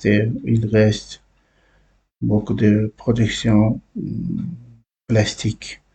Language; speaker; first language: French; non-native, learner; Uzbek